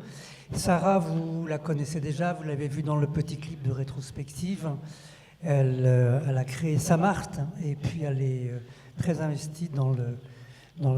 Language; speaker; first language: French; native; French